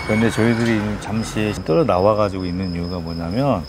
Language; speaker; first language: Korean; native; Korean